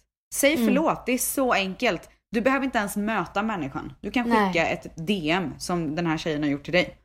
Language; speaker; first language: Swedish; native; Swedish